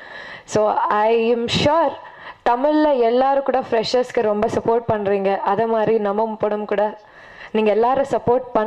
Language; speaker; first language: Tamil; non-native, learner; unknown